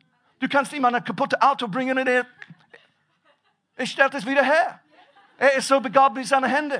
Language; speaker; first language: German; non-native, fluent; English